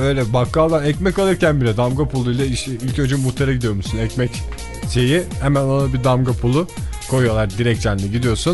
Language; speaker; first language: Turkish; native; Turkish